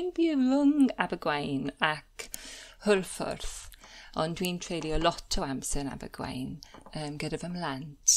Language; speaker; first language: Welsh; non-native, learner; English